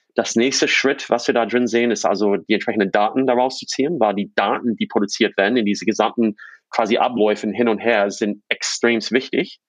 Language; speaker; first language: German; non-native, fluent; English